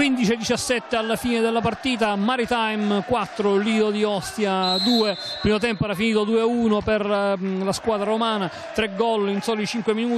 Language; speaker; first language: Italian; native; Italian